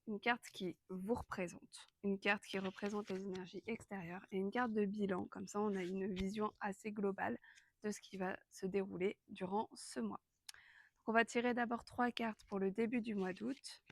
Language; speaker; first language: French; native; French